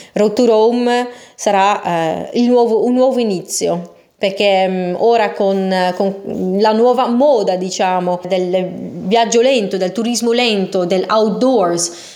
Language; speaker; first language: Italian; non-native, fluent; Dutch